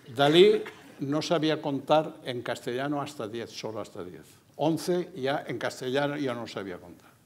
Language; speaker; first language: Spanish; native; Spanish